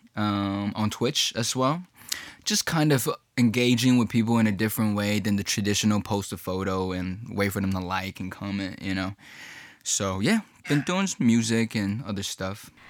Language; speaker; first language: English; early bilingual, other home language; Chinese